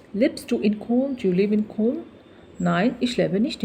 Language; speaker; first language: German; non-native, learner; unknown